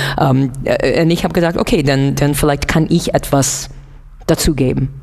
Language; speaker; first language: German; non-native, fluent; English